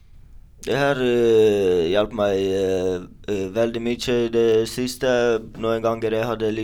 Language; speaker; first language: Norwegian; non-native, learner; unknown